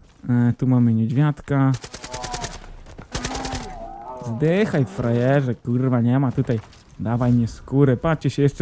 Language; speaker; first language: Polish; native; Polish